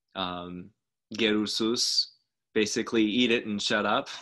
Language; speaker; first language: English; native; English